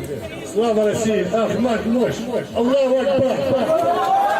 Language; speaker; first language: Russian; native; Russian